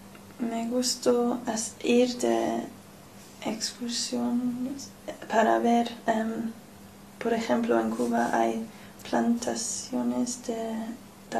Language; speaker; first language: Spanish; non-native, learner; English